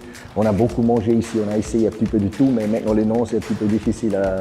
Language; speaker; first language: French; non-native, fluent; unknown